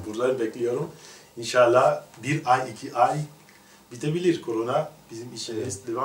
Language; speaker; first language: Turkish; non-native, learner; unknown